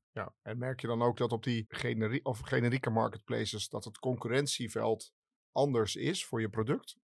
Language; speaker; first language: Dutch; native; Dutch